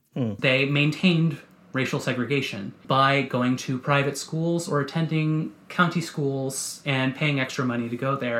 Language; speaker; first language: English; native; English